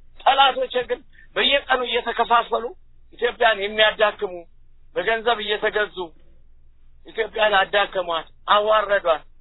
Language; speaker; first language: Amharic; native; Amharic